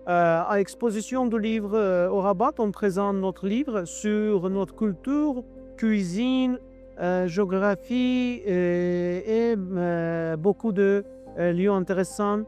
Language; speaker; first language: French; non-native, learner; Azerbaijani